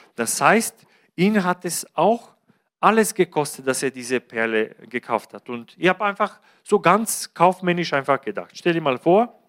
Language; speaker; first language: German; non-native, fluent; Bulgarian